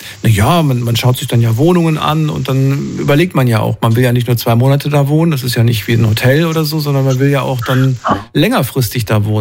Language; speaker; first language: German; native; German